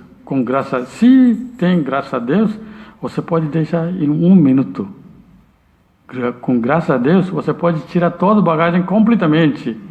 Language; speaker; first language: Portuguese; non-native, learner; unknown